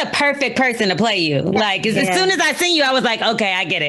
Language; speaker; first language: English; native; English